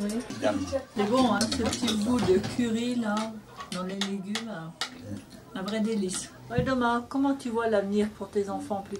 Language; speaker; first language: French; native; French